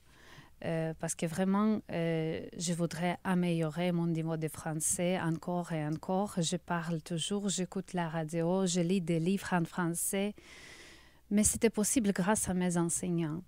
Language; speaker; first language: French; non-native, learner; Ukrainian